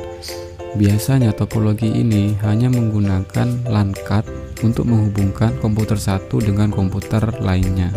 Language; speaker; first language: Indonesian; native; Indonesian